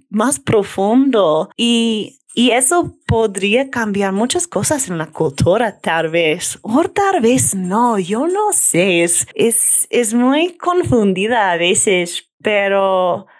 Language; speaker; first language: Spanish; non-native, learner; English